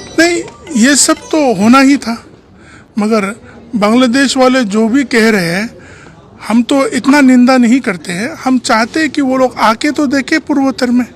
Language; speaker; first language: Hindi; non-native, local second language; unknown